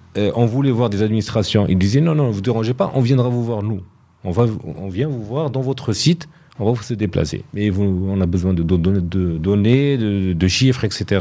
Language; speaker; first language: French; non-native, local second language; Arabic